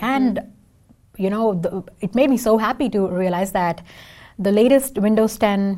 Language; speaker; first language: English; non-native, local second language; Tamil